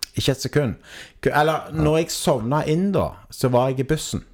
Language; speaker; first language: Norwegian; native; Norwegian